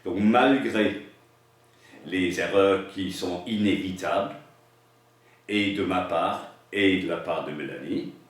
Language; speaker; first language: French; non-native, fluent; English